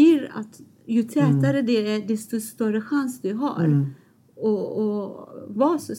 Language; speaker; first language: Swedish; non-native, fluent; Persian